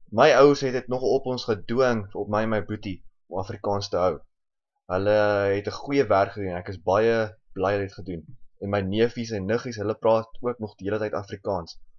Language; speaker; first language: Afrikaans; early bilingual, heritage; Afrikaans